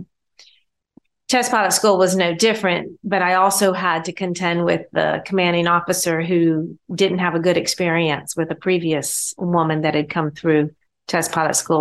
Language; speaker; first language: English; native; English